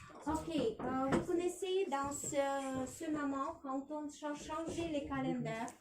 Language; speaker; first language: French; non-native, learner; Russian